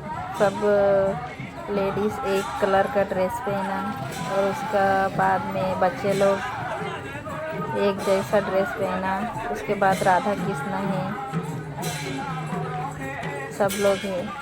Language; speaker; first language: Hindi; non-native, local second language; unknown